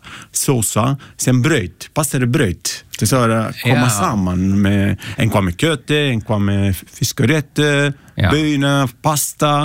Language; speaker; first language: Icelandic; non-native, learner; Italian